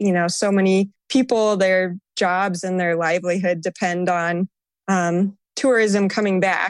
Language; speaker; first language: English; native; English